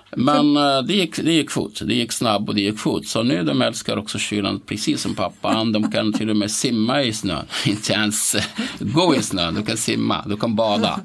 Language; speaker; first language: Swedish; non-native, fluent; Arabic